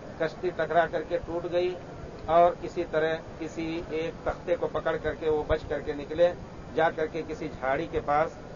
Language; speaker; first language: Urdu; native; Urdu